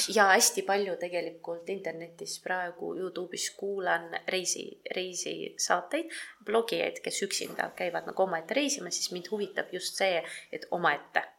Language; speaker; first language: Estonian; non-native, local second language; Russian